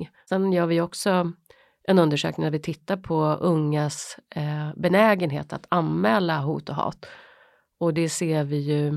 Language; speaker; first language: Swedish; native; Swedish